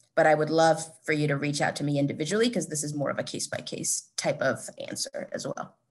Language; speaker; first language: English; native; English